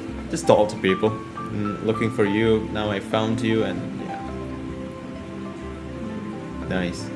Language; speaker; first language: English; non-native, fluent; Indonesian